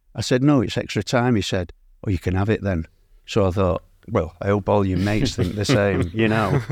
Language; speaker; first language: English; native; English